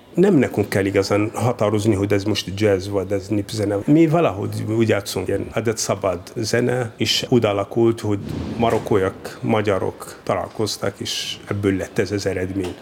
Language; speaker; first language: Hungarian; non-native, fluent; Arabic